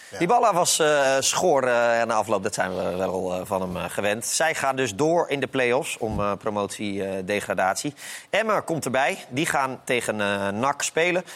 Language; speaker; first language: Dutch; native; Dutch